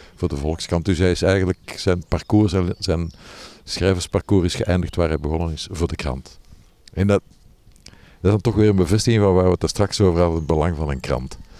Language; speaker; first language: Dutch; native; Dutch